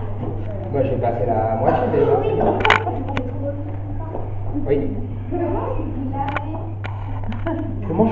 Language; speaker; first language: French; native; French